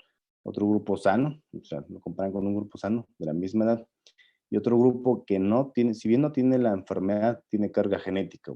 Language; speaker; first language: Spanish; native; Spanish